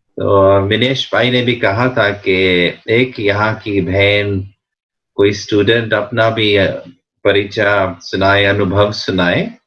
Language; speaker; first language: Hindi; native; Hindi